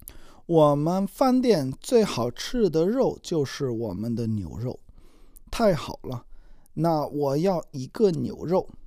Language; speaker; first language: Chinese; non-native, learner; English